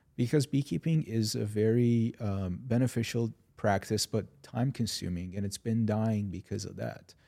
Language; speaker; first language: English; non-native, fluent; Arabic